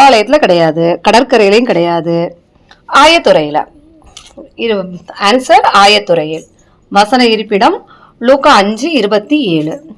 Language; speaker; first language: Tamil; native; Tamil